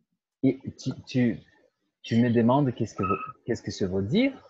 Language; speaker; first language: French; non-native, fluent; Portuguese